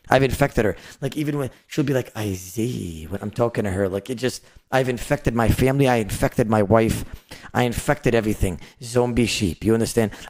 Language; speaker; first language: English; native; English